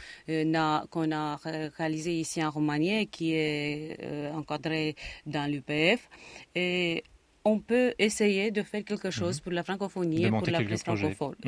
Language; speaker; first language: French; non-native, fluent; Romanian